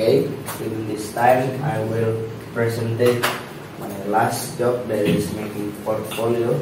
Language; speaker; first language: English; non-native, learner; Indonesian